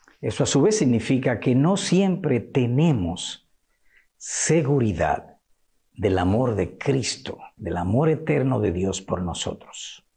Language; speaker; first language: Spanish; native; Spanish